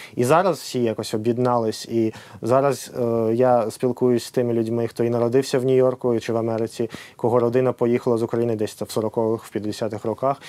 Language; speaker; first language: Ukrainian; non-native, local second language; Russian